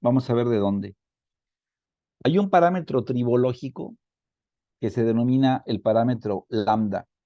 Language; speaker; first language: Spanish; native; Spanish